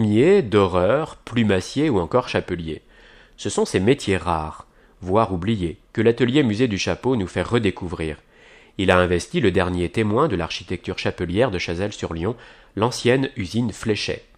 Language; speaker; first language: French; native; French